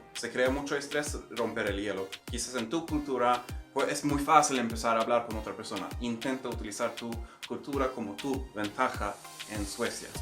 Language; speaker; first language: Spanish; non-native, fluent; Swedish